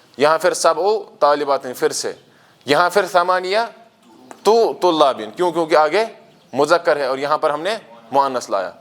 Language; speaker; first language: Urdu; non-native, local second language; Kashmiri